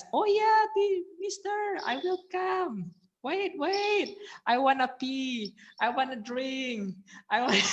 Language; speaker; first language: English; non-native, learner; Indonesian